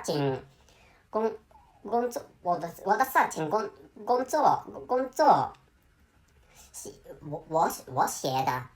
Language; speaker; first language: Chinese; non-native, learner; Japanese